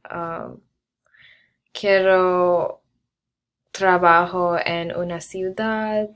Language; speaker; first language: Spanish; non-native, learner; English